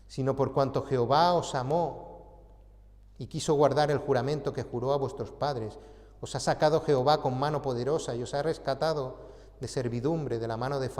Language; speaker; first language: Spanish; native; Spanish